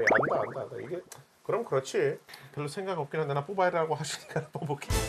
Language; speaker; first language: Korean; non-native, fluent; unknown